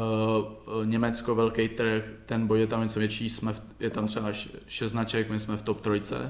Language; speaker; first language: Czech; native; Czech